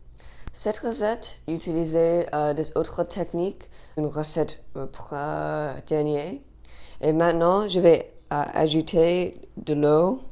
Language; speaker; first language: French; non-native, learner; English